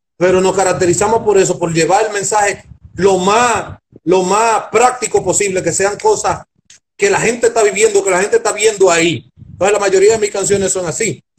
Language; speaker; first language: Spanish; native; Spanish